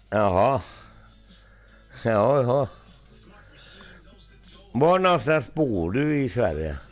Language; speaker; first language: Swedish; non-native, local second language; Finnish